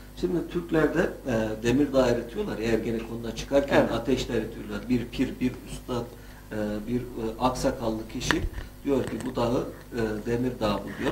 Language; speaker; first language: Turkish; native; Turkish